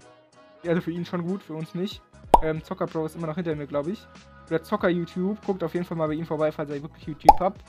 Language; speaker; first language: German; native; German